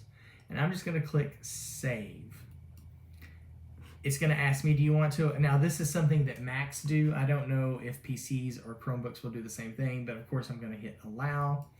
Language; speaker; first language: English; native; English